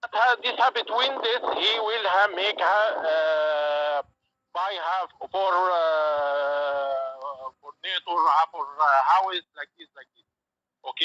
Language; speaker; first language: English; non-native, learner; Arabic